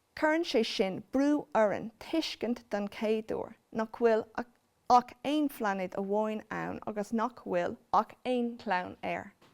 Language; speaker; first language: Irish; non-native, local second language; English